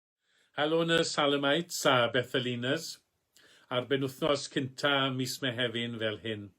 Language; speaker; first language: Welsh; native; Welsh